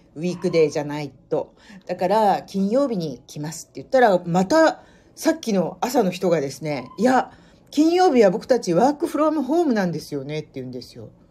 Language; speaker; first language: Japanese; native; Japanese